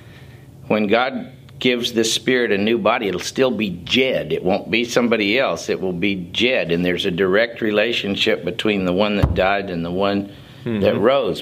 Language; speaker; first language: English; native; English